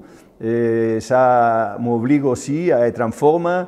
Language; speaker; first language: French; non-native, fluent; Spanish